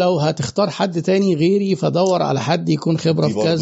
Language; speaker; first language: Arabic; native; Arabic